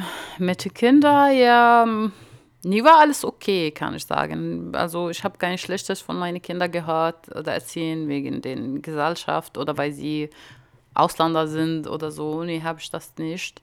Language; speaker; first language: German; non-native, fluent; Arabic